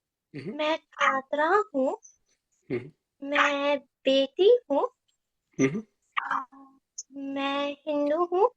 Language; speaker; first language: Hindi; non-native, learner; English